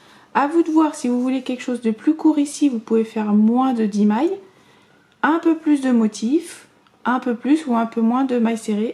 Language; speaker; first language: French; native; French